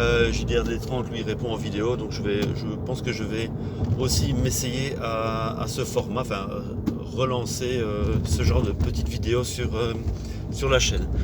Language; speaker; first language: French; native; French